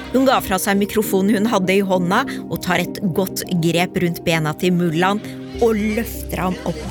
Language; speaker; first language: Norwegian; native; Norwegian